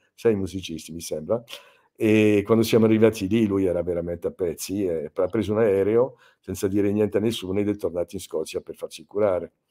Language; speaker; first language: Italian; non-native, fluent; French